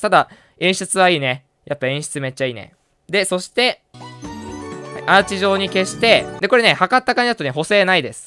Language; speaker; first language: Japanese; native; Japanese